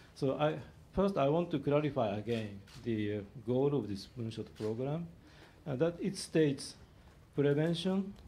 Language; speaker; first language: English; non-native, fluent; Japanese